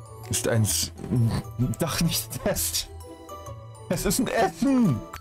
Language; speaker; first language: German; native; German